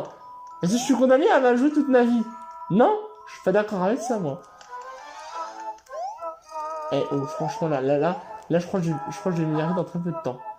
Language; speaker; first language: French; native; French